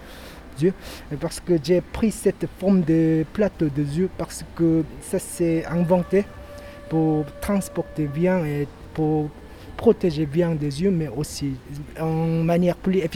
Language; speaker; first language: French; non-native, learner; Korean